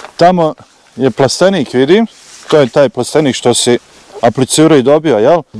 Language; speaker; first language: Croatian; native; Croatian